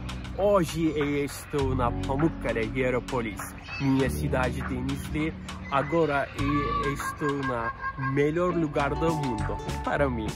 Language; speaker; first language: Portuguese; non-native, learner; Turkish